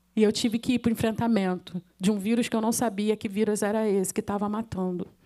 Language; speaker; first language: Portuguese; native; Portuguese